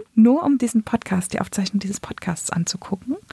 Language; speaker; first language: German; native; German